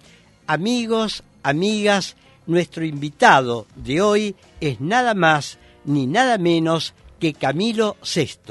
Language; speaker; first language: Spanish; native; Spanish